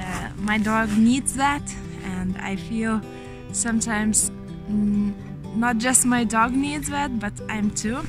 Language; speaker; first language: English; non-native, learner; Lithuanian